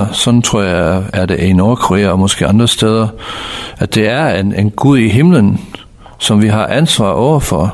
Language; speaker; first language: Danish; non-native, fluent; English